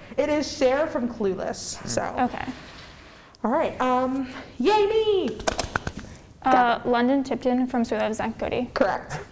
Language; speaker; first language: English; native; English